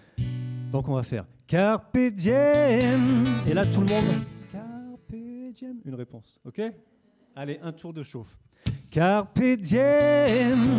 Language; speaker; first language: French; native; French